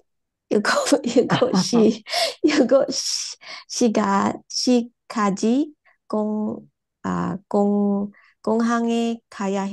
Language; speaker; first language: Korean; non-native, learner; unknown